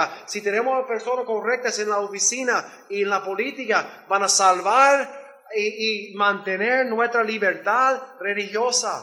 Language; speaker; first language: Spanish; non-native, learner; English